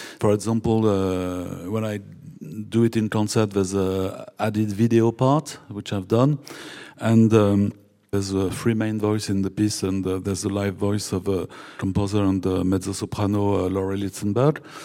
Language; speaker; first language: English; non-native, fluent; French